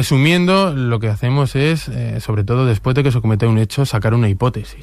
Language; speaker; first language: Spanish; native; Spanish